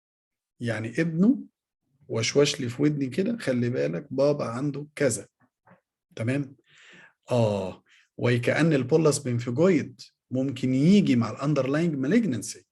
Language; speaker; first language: Arabic; native; Arabic